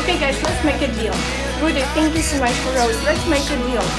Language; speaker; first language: English; non-native, learner; Ukrainian